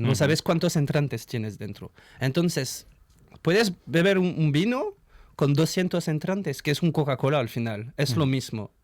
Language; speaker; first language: Spanish; non-native, learner; French